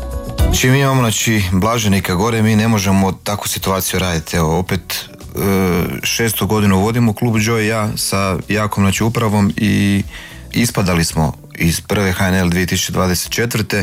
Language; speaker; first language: Croatian; native; Croatian